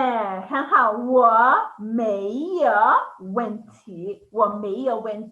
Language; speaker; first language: Chinese; non-native, fluent; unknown